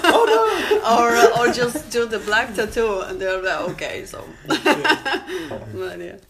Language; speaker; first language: English; non-native, fluent; Polish